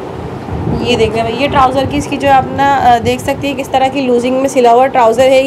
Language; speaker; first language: Urdu; native; Urdu